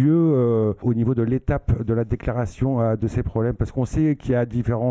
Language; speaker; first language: French; native; French